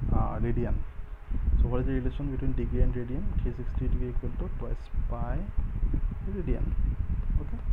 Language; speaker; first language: English; non-native, local second language; Assamese